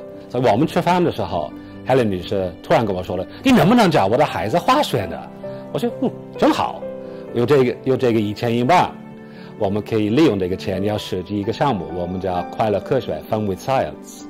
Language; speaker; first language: Chinese; non-native, fluent; English